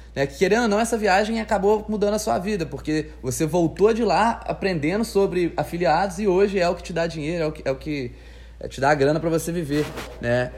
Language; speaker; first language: Portuguese; native; Portuguese